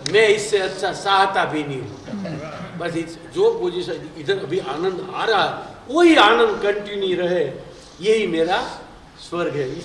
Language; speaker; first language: Hindi; non-native, local second language; Gujarati